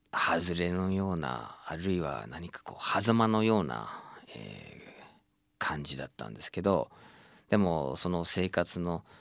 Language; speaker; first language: Japanese; non-native, fluent; English